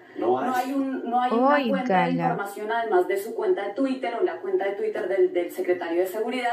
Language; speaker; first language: Spanish; native; Spanish